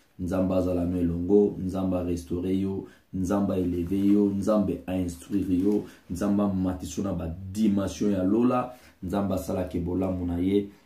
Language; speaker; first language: Lingala; native; Lingala